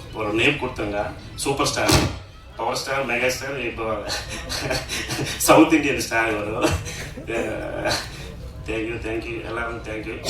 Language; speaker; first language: Tamil; non-native, learner; Telugu